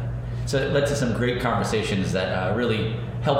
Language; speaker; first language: English; native; English